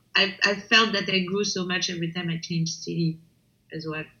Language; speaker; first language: English; non-native, fluent; French